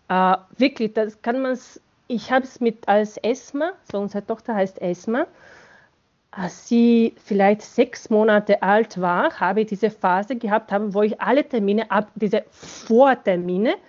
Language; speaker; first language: German; non-native, fluent; Bosnian